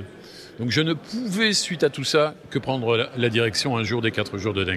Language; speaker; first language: French; native; French